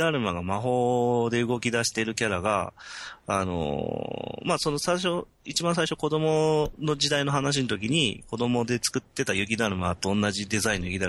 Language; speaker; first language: Japanese; native; Japanese